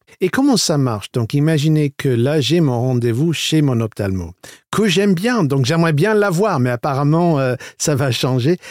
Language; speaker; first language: French; non-native, fluent; English